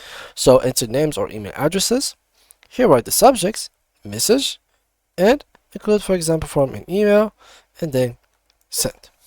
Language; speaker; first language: English; non-native, fluent; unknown